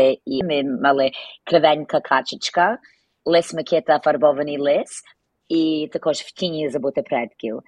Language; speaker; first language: Ukrainian; early bilingual, heritage; Ukrainian